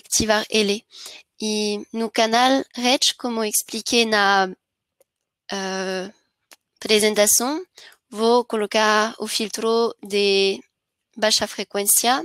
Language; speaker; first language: Spanish; non-native, learner; French